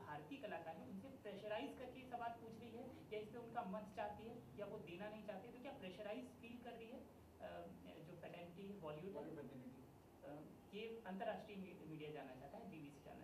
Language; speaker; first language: Hindi; native; Hindi